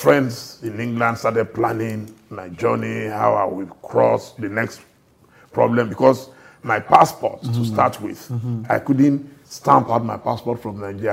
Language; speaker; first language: English; non-native, local second language; Yoruba